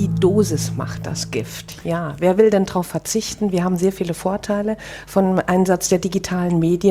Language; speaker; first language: German; native; German